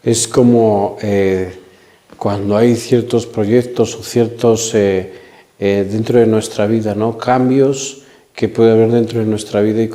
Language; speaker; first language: Spanish; native; Spanish